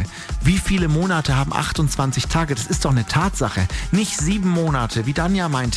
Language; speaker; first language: German; native; German